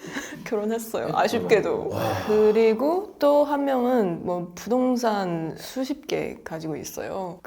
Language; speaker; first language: Korean; non-native, fluent; Chinese